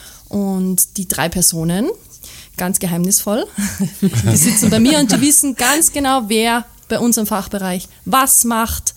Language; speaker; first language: German; native; German